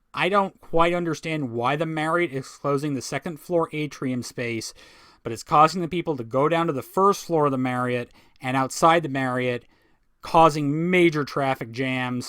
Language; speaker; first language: English; native; English